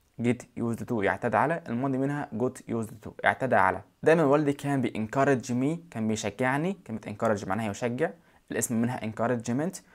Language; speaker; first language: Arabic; native; Arabic